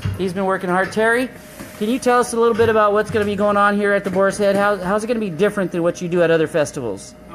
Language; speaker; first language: English; native; English